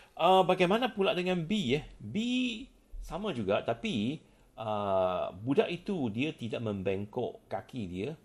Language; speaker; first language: Malay; non-native, local second language; Chinese